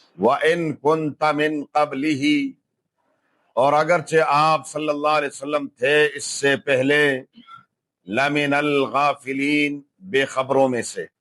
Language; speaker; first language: Urdu; non-native, local second language; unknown